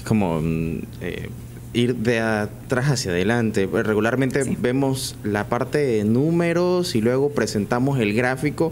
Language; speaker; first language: Spanish; native; Spanish